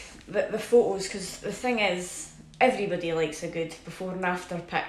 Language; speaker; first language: English; native; English